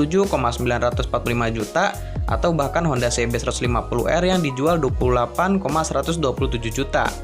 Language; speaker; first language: Indonesian; native; Indonesian